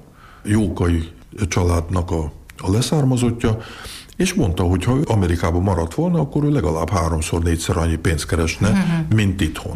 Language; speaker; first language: Hungarian; early bilingual, heritage; Hungarian